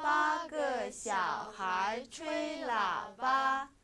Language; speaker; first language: Chinese; non-native, fluent; Kyrgyz